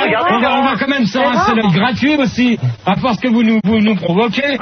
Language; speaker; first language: French; native; French